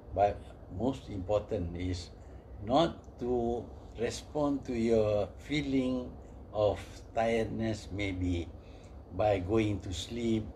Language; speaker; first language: English; non-native, local second language; Malay